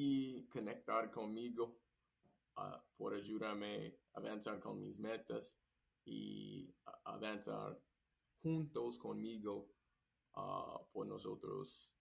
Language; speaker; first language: Spanish; non-native, learner; English